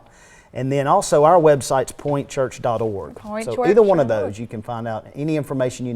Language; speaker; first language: English; native; English